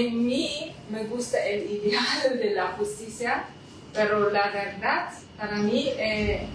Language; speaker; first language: Spanish; non-native, learner; German